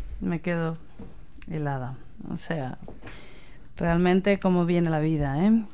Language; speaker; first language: Spanish; native; Spanish